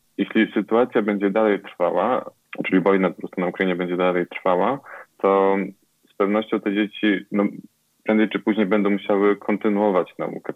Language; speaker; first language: Polish; early bilingual, other home language; Ukrainian